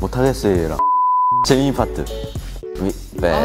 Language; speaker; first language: Korean; native; Korean